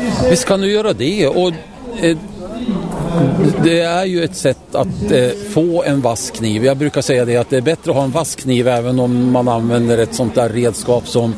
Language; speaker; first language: Swedish; native; Swedish